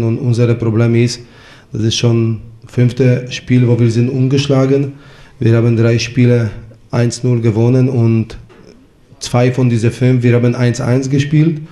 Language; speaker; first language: German; non-native, fluent; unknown